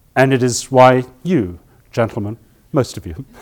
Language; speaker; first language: English; native; English